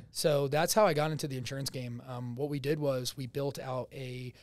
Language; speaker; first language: English; native; English